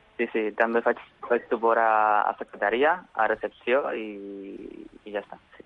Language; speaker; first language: Catalan; early bilingual, other home language; Spanish